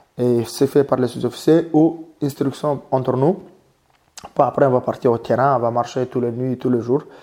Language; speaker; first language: French; non-native, learner; Mongolian